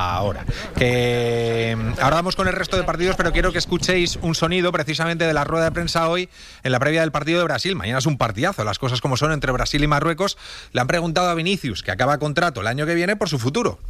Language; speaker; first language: Spanish; native; Spanish